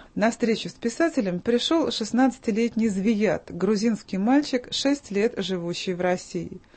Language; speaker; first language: Russian; native; Russian